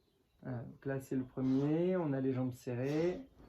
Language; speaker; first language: French; native; French